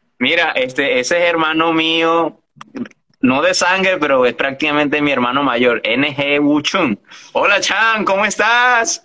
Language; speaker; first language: Spanish; early bilingual, other home language; Cantonese